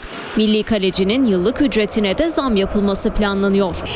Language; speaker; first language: Turkish; native; Turkish